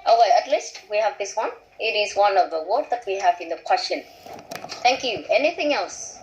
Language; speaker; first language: English; non-native, fluent; Vietnamese